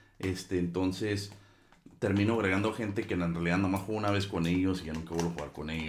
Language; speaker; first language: Spanish; native; Spanish